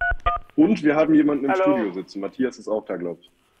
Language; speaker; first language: German; native; German